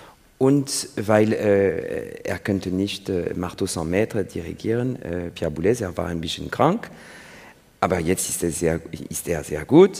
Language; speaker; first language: German; non-native, learner; French